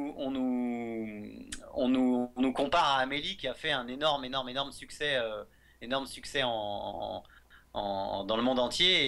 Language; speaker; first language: French; native; French